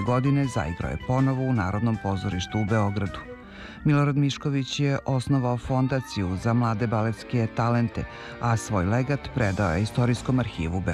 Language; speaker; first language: Serbian; native; Serbian